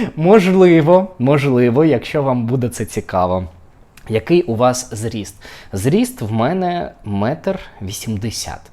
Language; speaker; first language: Ukrainian; native; Ukrainian